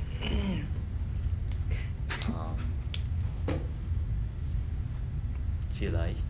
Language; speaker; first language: German; non-native, learner; English